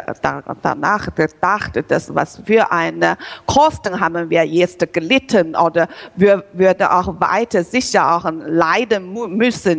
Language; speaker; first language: German; non-native, learner; Chinese